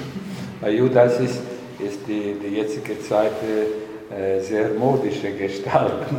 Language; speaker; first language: German; non-native, learner; Hungarian